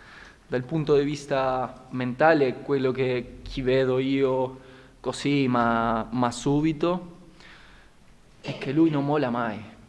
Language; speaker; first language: Italian; non-native, fluent; Spanish